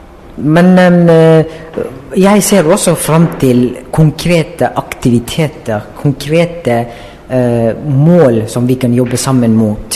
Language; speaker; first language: Norwegian; non-native, fluent; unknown